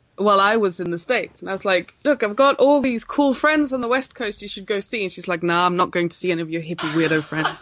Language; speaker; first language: English; non-native, fluent; Swedish